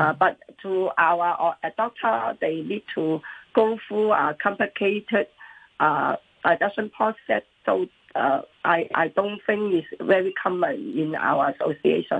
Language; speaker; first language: English; non-native, local second language; Cantonese